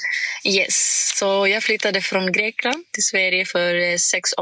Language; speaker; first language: Swedish; non-native, fluent; Greek